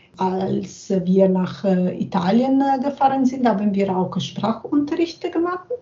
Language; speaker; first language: German; non-native, fluent; Italian